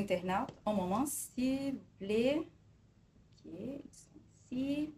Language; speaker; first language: French; non-native, fluent; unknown